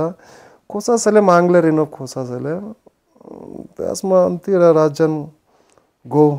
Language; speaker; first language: Armenian; non-native, learner; Hindi